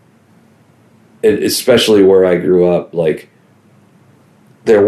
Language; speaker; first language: English; native; English